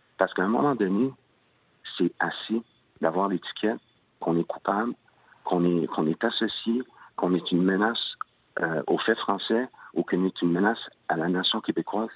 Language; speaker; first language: French; early bilingual, other home language; Spanish